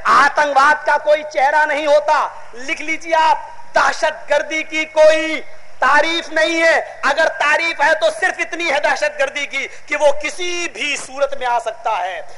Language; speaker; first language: Urdu; native; Urdu